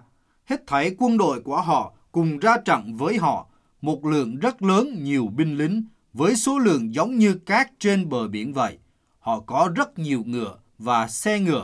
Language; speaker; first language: Vietnamese; native; Vietnamese